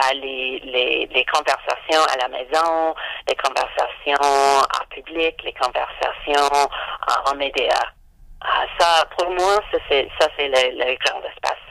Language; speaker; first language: French; non-native, learner; English